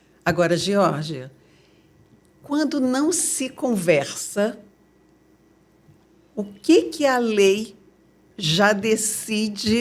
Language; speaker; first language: Portuguese; native; Portuguese